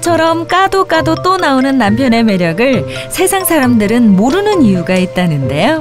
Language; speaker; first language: Korean; native; Korean